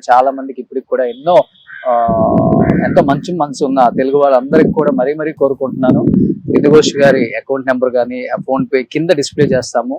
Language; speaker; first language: Telugu; native; Telugu